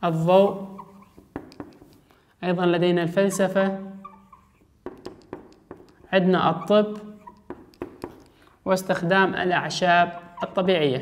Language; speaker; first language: Arabic; non-native, local second language; Kurdish